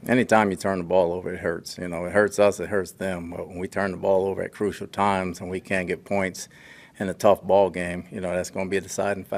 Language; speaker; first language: English; native; English